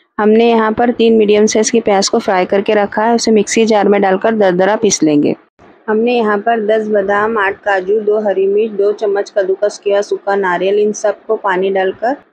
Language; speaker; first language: Hindi; native; Hindi